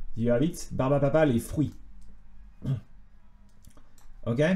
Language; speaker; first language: English; non-native, fluent; French